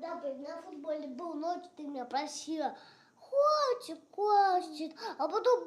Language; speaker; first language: Russian; early bilingual, heritage; Russian